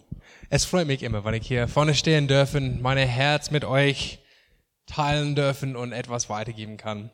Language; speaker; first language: German; non-native, fluent; English